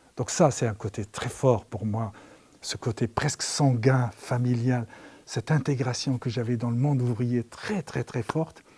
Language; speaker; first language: French; non-native, local second language; Arabic